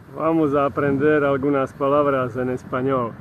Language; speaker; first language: Spanish; non-native, learner; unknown